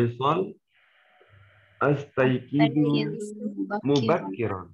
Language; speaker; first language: Arabic; non-native, fluent; Indonesian